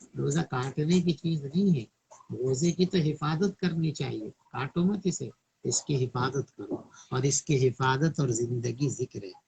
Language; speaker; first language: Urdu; native; Urdu